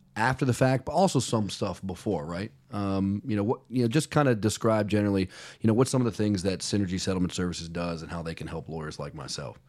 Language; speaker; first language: English; native; English